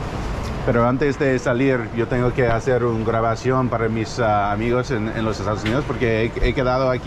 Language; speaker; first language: Spanish; non-native, learner; English